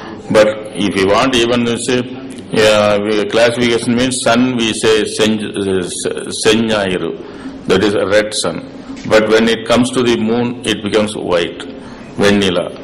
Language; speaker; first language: English; non-native, local second language; Tamil